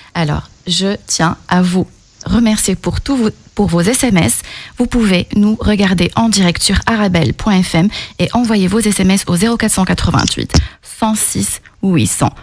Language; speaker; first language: French; native; French